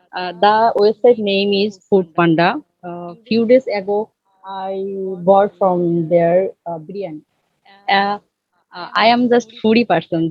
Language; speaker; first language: English; non-native, learner; Bangla